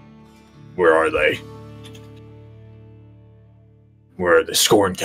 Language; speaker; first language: English; native; English